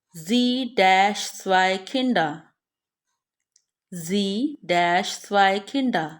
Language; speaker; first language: German; non-native, fluent; Urdu